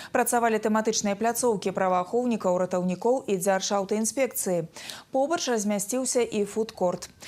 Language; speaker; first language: Belarusian; native; Belarusian